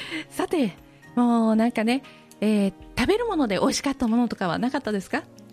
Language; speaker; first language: Japanese; native; Japanese